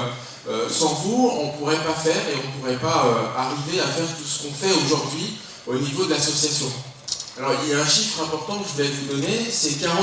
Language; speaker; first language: French; native; French